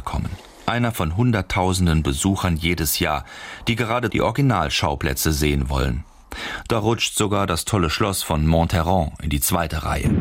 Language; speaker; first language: German; native; German